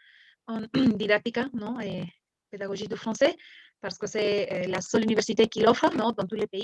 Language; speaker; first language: French; non-native, fluent; Spanish